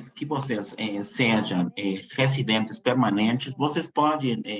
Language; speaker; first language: Portuguese; non-native, fluent; Spanish